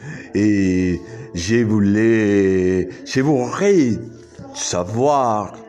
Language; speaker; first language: French; non-native, learner; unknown